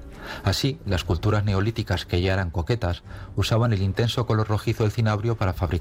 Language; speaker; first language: Spanish; native; Spanish